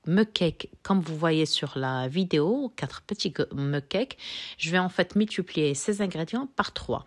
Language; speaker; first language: French; non-native, local second language; Arabic